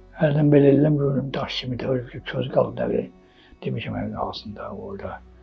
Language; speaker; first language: Azerbaijani; non-native, local second language; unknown